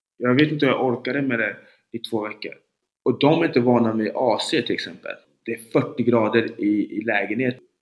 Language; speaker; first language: Swedish; early bilingual, other home language; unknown